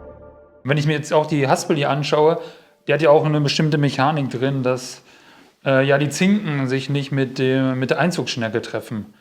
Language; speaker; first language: German; native; German